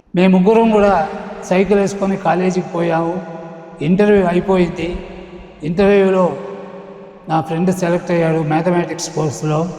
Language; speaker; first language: Telugu; non-native, local second language; Tamil